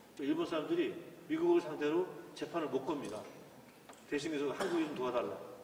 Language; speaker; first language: Korean; native; Korean